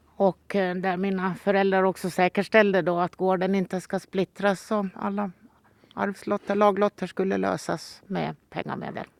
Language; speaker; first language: Swedish; native; Swedish